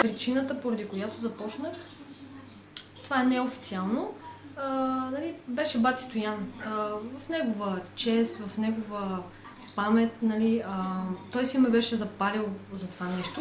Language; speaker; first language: Bulgarian; native; Bulgarian